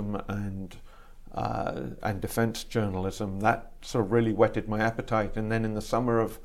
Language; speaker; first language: English; native; English